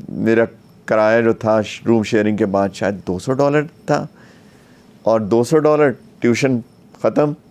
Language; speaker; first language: Urdu; native; Urdu